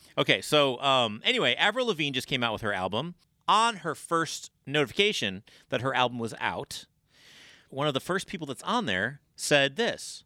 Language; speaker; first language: English; native; English